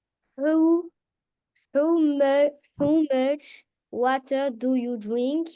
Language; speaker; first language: English; non-native, learner; French